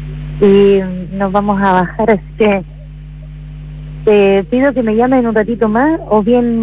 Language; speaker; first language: Spanish; native; Spanish